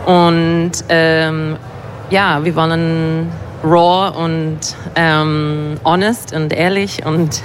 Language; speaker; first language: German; non-native, fluent; English